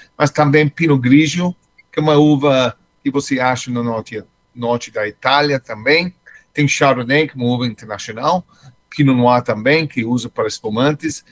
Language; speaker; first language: Portuguese; non-native, fluent; English